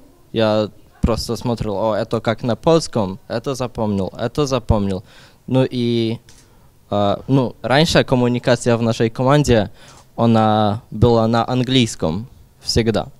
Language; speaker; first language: Russian; non-native, learner; Polish